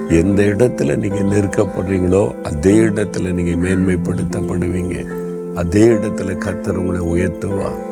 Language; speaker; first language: Tamil; native; Tamil